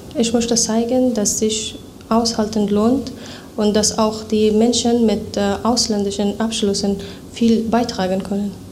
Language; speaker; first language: German; non-native, fluent; Persian